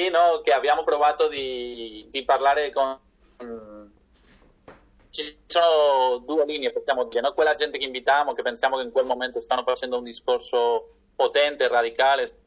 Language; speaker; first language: Italian; non-native, fluent; Catalan